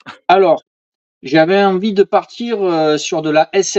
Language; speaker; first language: French; native; French